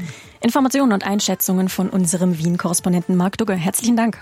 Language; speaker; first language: German; native; German